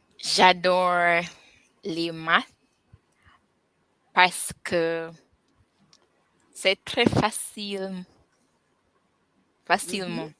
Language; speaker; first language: French; non-native, learner; English